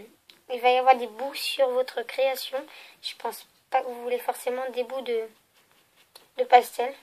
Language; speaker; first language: French; native; French